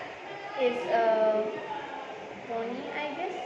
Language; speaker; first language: English; non-native, learner; Indonesian